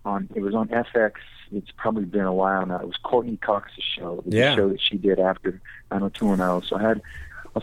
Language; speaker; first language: English; native; English